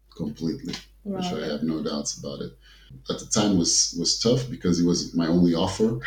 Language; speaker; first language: English; early bilingual, other home language; Kabuverdianu